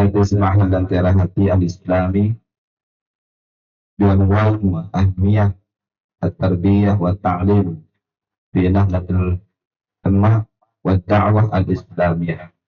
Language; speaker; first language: Arabic; non-native, fluent; Indonesian